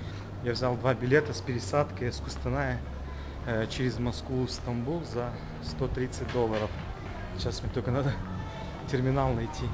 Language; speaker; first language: Russian; native; Russian